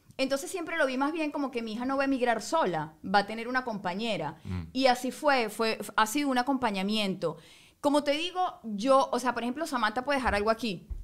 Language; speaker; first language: Spanish; native; Spanish